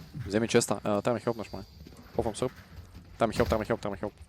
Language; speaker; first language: Bulgarian; native; Bulgarian